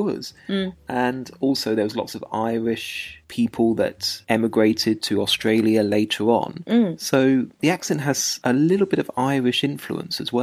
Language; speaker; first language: English; native; English